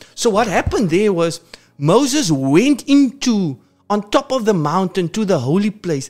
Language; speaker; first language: English; non-native, local second language; Afrikaans